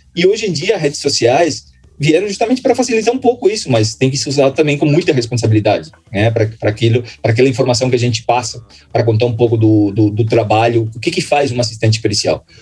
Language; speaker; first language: Portuguese; non-native, fluent; Spanish